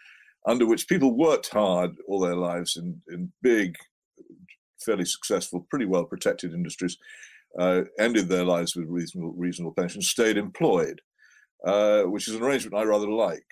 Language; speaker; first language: English; native; English